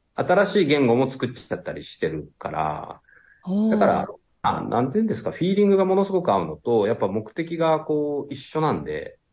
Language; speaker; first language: Japanese; native; Japanese